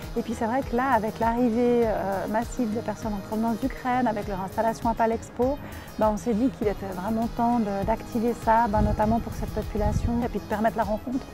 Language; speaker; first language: French; native; French